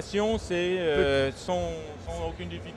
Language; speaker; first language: French; native; French